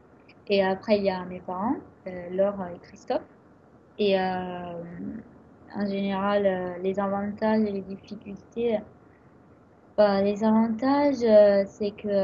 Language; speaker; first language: French; non-native, fluent; Italian